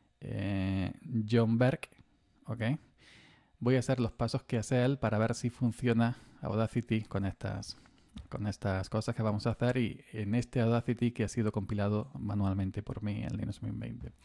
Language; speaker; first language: Spanish; native; Spanish